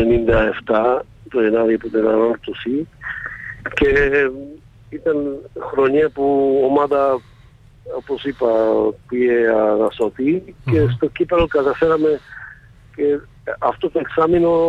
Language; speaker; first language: Greek; non-native, fluent; Slovak